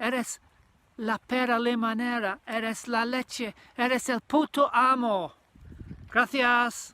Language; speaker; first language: Spanish; non-native, learner; English